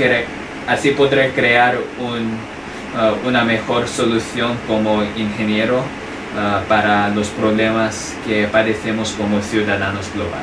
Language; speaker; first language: Spanish; non-native, fluent; English